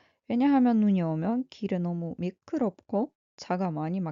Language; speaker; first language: Korean; non-native, fluent; Russian